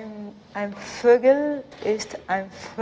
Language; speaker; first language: German; non-native, learner; Spanish